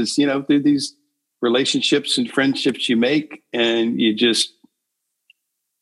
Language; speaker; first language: English; native; English